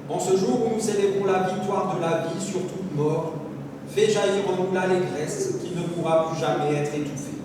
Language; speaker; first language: French; native; French